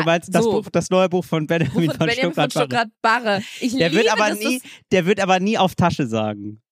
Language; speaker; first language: German; native; German